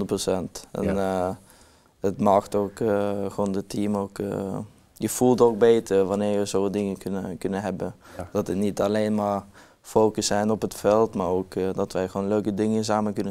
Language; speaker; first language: Dutch; non-native, learner; Norwegian